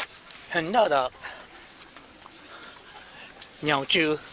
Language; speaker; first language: Chinese; non-native, learner; Japanese